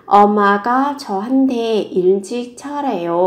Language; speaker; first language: Korean; non-native, fluent; Vietnamese